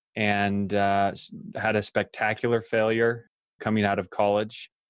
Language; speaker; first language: English; native; English